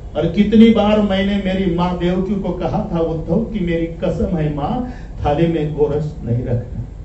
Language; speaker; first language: Hindi; non-native, local second language; Marathi